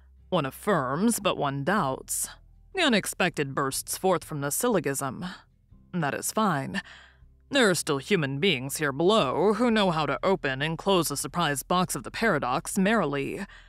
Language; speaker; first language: English; native; English